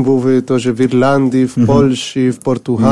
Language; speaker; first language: Ukrainian; non-native, learner; Spanish